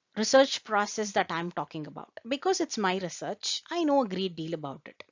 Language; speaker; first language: English; non-native, local second language; Kannada